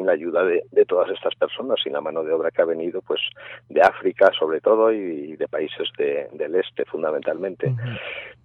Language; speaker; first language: Spanish; native; Spanish